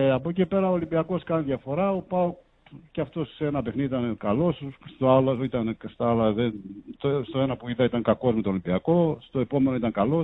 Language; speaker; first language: Greek; native; Greek